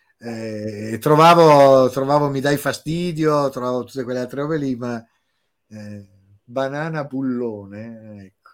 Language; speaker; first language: Italian; native; Italian